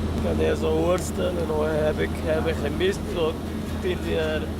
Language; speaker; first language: Dutch; non-native, learner; Chechen